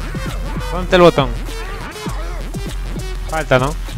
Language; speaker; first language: Spanish; native; Spanish